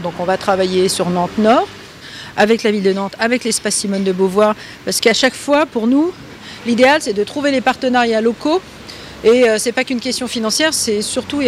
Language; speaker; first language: French; native; French